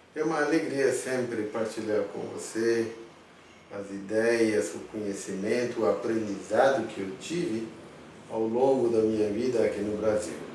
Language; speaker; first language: Portuguese; non-native, fluent; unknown